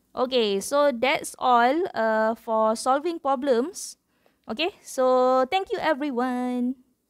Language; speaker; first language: English; non-native, local second language; Malay